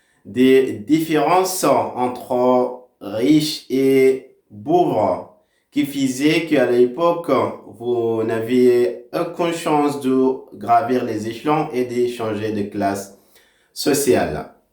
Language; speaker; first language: French; non-native, fluent; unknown